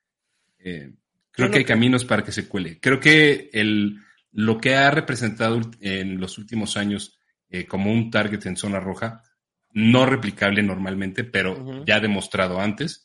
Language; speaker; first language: Spanish; native; Spanish